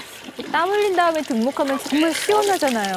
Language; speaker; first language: Korean; native; Korean